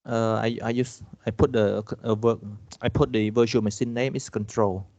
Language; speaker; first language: English; non-native, fluent; Khmer